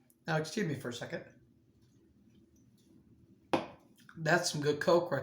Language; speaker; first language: English; native; English